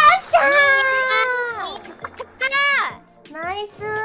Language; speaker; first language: Japanese; native; Japanese